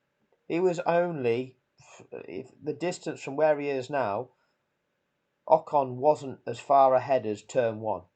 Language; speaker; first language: English; native; English